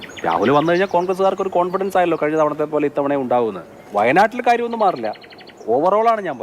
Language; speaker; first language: Malayalam; native; Malayalam